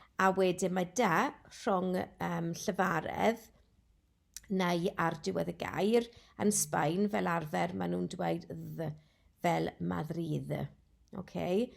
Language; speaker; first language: Welsh; non-native, local second language; English